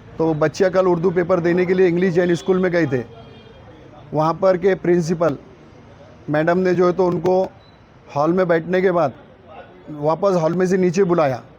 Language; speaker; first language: Hindi; non-native, local second language; Urdu